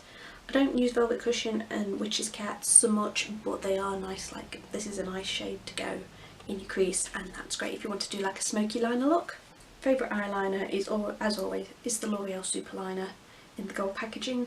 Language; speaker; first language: English; native; English